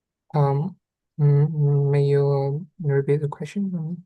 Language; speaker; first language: English; non-native, learner; Vietnamese